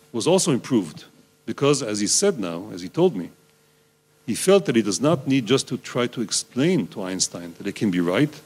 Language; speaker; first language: English; non-native, fluent; Hebrew